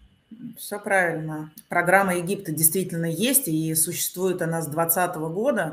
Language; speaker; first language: Russian; native; Russian